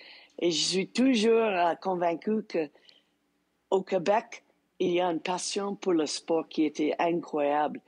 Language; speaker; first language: French; non-native, local second language; English